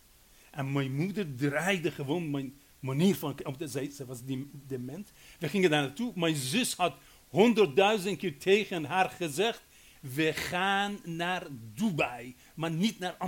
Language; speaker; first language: Dutch; non-native, fluent; Persian